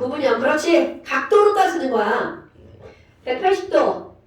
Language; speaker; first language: Korean; native; Korean